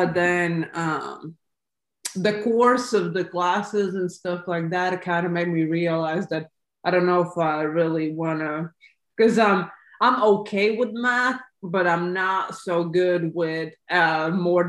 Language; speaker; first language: English; non-native, fluent; Latvian